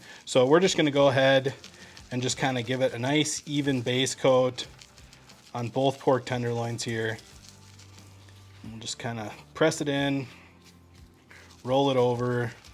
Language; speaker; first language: English; native; English